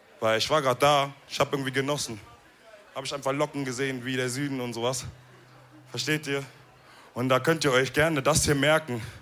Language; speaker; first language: German; early bilingual, other home language; Wolof